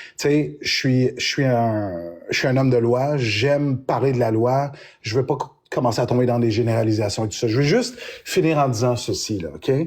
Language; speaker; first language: French; native; French